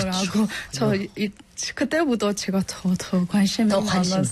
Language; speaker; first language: Korean; non-native, learner; Thai